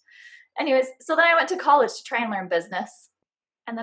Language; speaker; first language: English; native; English